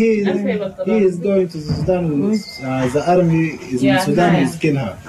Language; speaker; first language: English; non-native, learner; Arabic